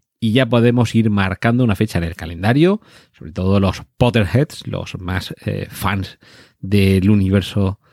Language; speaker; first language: Spanish; native; Spanish